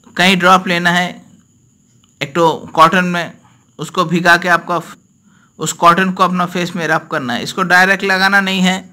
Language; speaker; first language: Hindi; non-native, local second language; Bangla